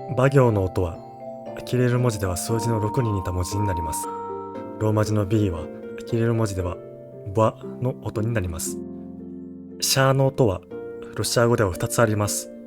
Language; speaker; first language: Japanese; native; Japanese